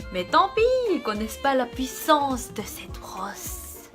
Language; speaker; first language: French; non-native, fluent; Korean